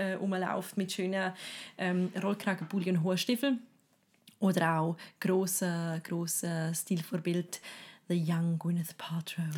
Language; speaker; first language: German; native; German